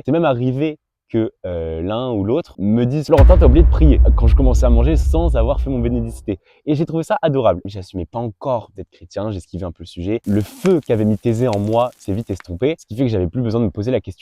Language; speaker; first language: French; native; French